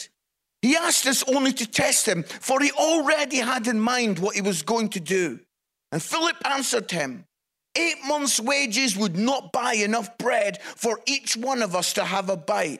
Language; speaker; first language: English; native; English